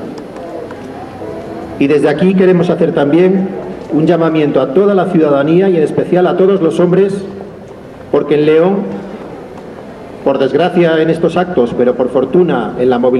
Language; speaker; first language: Spanish; native; Spanish